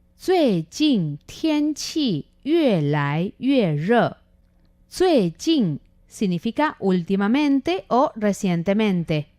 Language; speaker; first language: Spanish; non-native, fluent; Chinese